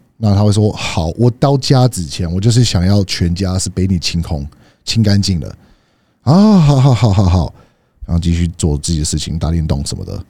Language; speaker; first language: Chinese; early bilingual, heritage; Chinese